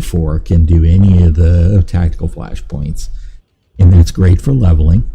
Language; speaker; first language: English; native; English